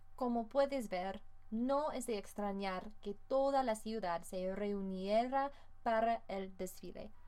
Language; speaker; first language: Spanish; non-native, fluent; English